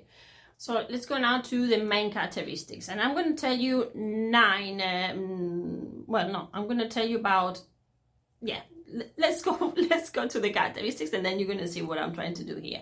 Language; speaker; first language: English; non-native, fluent; Spanish